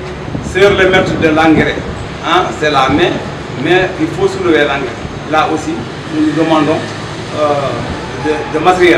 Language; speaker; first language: French; non-native, local second language; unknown